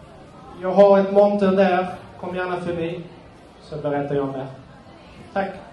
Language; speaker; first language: Swedish; non-native, fluent; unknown